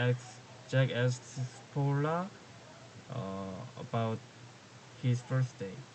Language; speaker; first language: English; non-native, learner; Korean